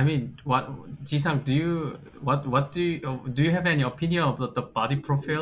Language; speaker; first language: English; non-native, fluent; Korean